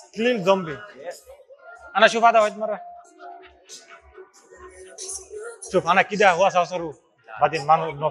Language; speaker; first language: Arabic; non-native, learner; Bangla